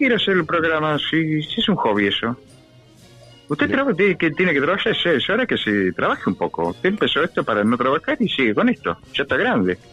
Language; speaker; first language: Spanish; native; Spanish